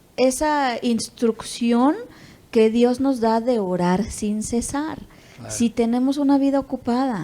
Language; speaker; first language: Spanish; native; Spanish